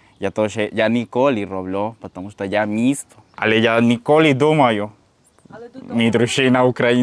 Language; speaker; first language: Ukrainian; non-native, learner; Spanish